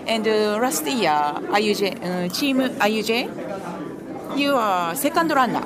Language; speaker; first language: English; non-native, learner; Japanese